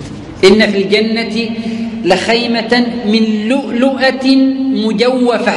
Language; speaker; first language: Arabic; native; Arabic